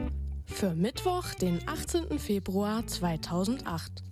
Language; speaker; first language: German; native; German